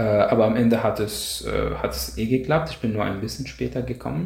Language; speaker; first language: German; non-native, fluent; Arabic